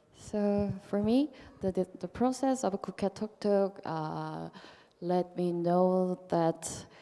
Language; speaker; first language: English; non-native, fluent; Korean